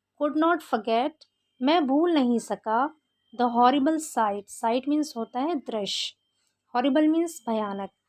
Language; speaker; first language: Hindi; native; Hindi